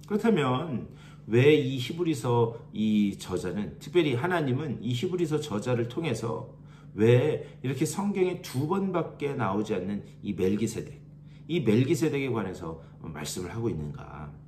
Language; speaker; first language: Korean; native; Korean